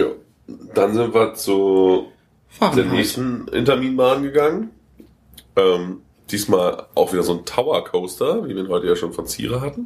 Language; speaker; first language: German; native; German